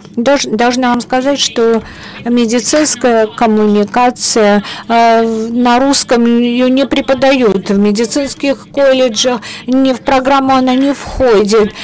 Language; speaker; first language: Russian; non-native, fluent; Italian